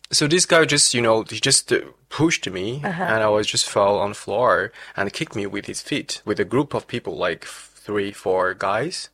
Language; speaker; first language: English; non-native, fluent; Chinese